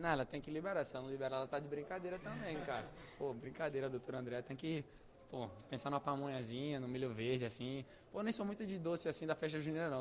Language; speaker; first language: Portuguese; native; Portuguese